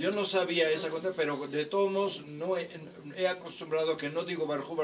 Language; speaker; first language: Spanish; native; Spanish